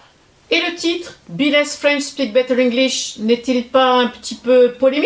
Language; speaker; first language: French; non-native, fluent; English